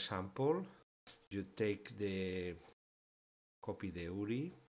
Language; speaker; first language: English; non-native, fluent; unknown